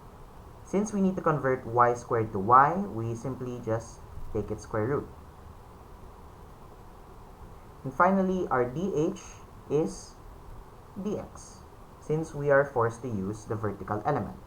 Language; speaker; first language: English; non-native, local second language; Filipino